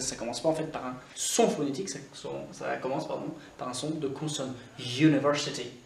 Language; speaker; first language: French; non-native, fluent; English